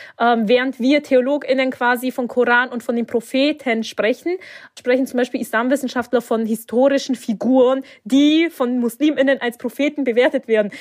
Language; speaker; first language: German; early bilingual, other home language; Turkish